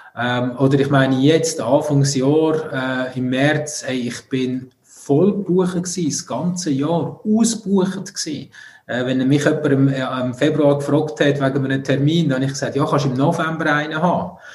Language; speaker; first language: German; native; German